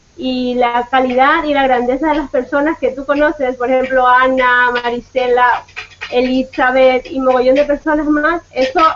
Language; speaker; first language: Spanish; native; Spanish